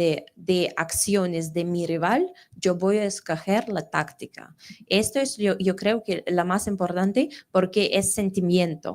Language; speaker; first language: Spanish; non-native, fluent; Russian